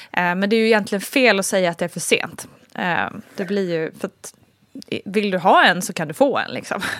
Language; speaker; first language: Swedish; native; Swedish